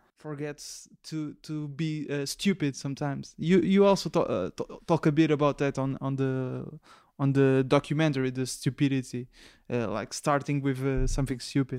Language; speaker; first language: English; non-native, fluent; Portuguese